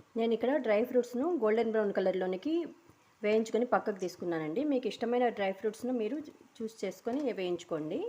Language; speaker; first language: Telugu; non-native, local second language; Urdu